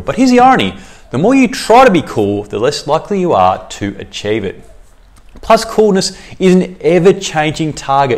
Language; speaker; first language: English; native; English